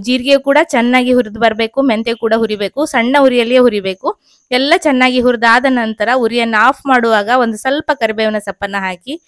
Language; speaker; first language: Kannada; native; Kannada